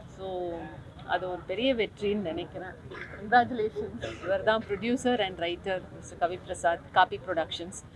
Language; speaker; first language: Tamil; native; Tamil